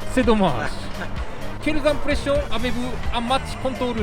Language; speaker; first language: French; non-native, learner; Japanese